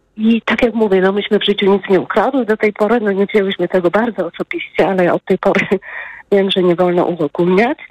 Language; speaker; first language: Polish; native; Polish